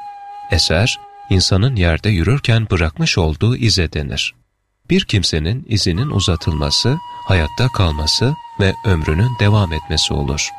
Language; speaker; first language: Turkish; native; Turkish